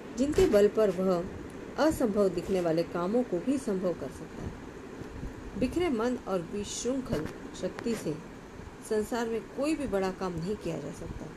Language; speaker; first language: Hindi; non-native, local second language; Marathi